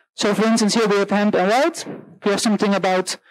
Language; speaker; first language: English; non-native, fluent; Dutch